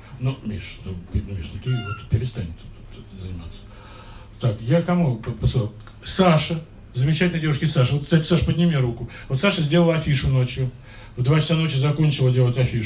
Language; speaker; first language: Russian; native; Russian